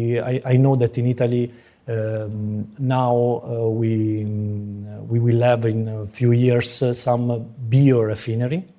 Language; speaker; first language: English; non-native, fluent; Italian